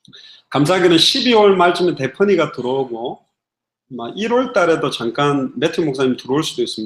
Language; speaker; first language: Korean; native; Korean